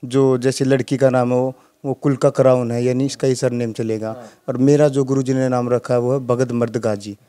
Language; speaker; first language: Hindi; native; Hindi